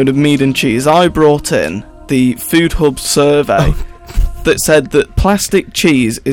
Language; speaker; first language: English; native; English